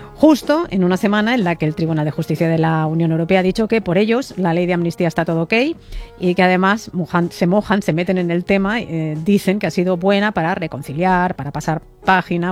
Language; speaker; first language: Spanish; native; Spanish